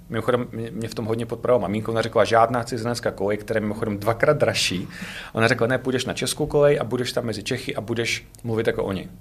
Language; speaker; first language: Czech; non-native, fluent; Russian